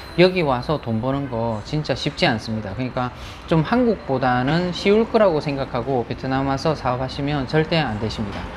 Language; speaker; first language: Korean; native; Korean